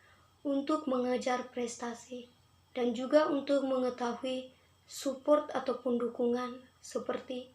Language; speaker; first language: Indonesian; non-native, local second language; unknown